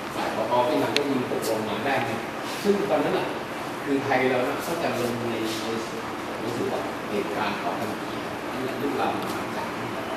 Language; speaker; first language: Thai; non-native, fluent; Vietnamese